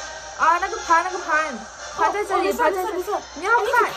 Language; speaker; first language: Chinese; non-native, local second language; English